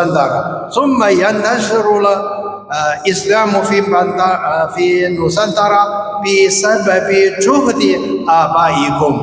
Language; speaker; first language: Arabic; non-native, fluent; Chinese